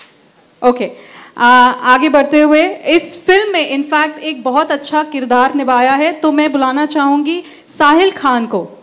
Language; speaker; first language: Hindi; native; Hindi